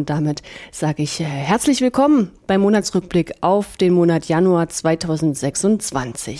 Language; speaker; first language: German; native; German